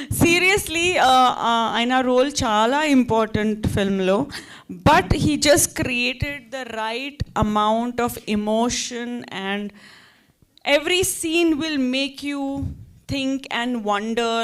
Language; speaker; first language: Telugu; non-native, fluent; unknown